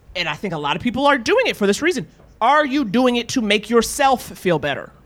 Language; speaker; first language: English; native; English